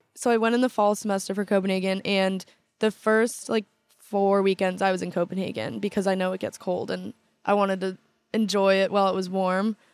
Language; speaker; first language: English; native; English